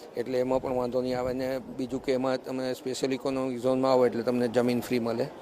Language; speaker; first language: Gujarati; early bilingual, heritage; Gujarati